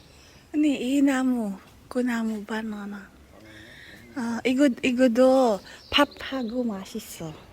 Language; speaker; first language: Korean; non-native, learner; Filipino